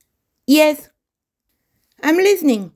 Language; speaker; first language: English; non-native, fluent; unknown